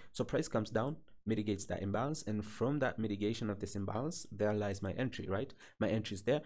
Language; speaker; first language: English; non-native, local second language; Swahili